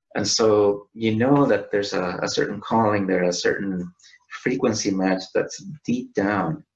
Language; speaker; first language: English; native; English